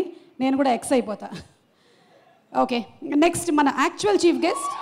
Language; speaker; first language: Telugu; native; Telugu